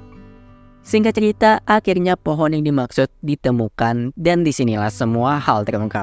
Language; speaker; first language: Indonesian; native; Indonesian